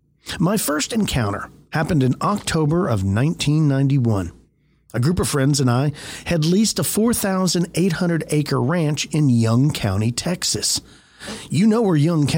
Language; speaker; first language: English; native; English